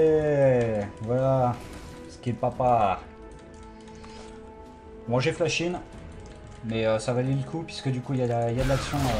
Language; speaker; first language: French; native; French